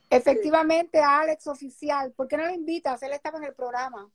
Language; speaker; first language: Spanish; native; Spanish